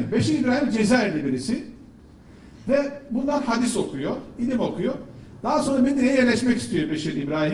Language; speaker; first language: Turkish; native; Turkish